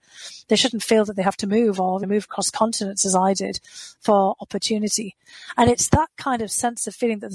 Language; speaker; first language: English; native; English